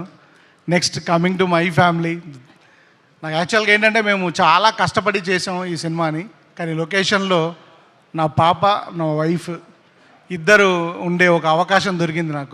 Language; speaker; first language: Telugu; native; Telugu